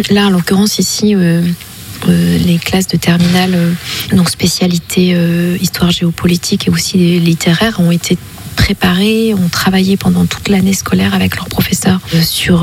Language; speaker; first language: French; non-native, local second language; Kinyarwanda